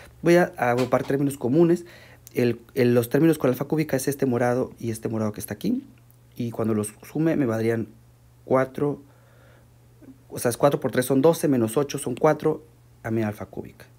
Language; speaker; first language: Spanish; native; Spanish